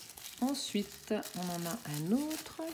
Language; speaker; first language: French; native; French